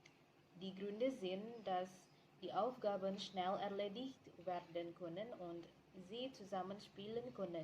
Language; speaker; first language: German; non-native, learner; Indonesian